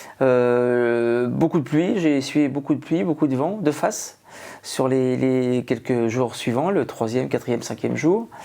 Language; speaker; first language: French; native; French